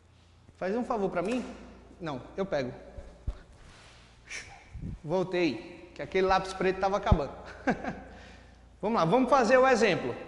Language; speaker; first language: Portuguese; native; Portuguese